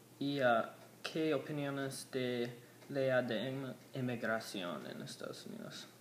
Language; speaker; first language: Spanish; non-native, learner; English